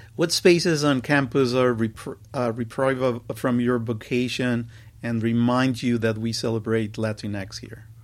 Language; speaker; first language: English; non-native, fluent; Spanish